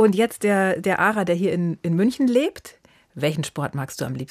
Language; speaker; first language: German; native; German